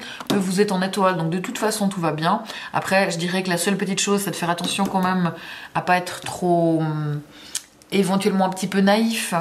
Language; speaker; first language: French; native; French